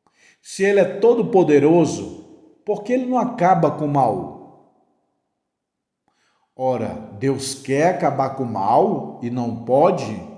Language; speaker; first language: Portuguese; native; Portuguese